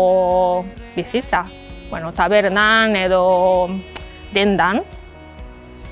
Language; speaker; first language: Basque; non-native, learner; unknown